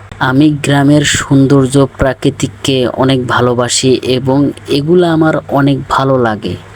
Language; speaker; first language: Bangla; native; Bangla